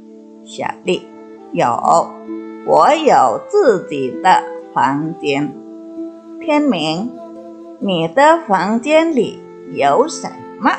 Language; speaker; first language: Chinese; non-native, fluent; Indonesian